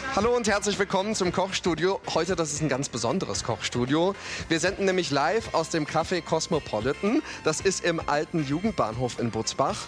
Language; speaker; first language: German; native; German